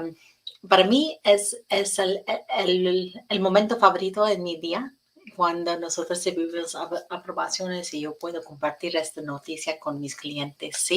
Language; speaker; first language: Spanish; non-native, learner; English